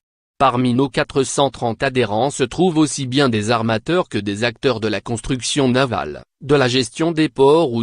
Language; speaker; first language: French; native; French